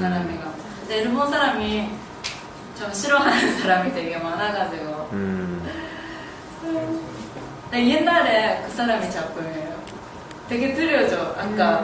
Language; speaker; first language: Korean; non-native, fluent; Japanese